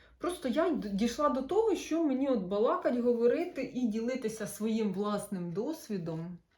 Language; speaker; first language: Ukrainian; non-native, local second language; Russian